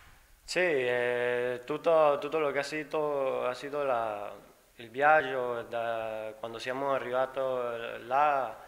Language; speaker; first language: Italian; non-native, learner; Spanish